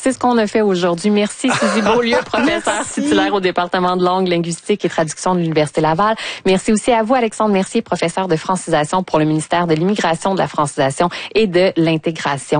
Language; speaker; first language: French; native; French